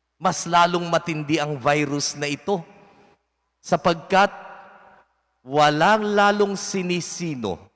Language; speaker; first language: Filipino; native; Filipino